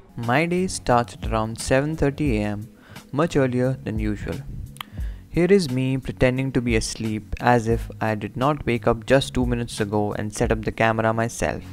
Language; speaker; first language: English; non-native, local second language; Hindi